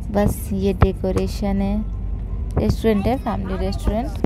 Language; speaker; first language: Hindi; native; Hindi